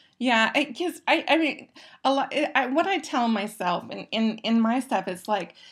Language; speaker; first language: English; native; English